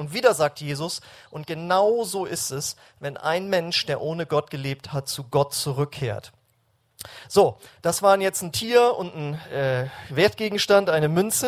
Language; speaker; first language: German; native; German